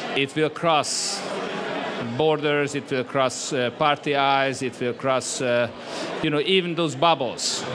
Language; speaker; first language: English; non-native, fluent; Hungarian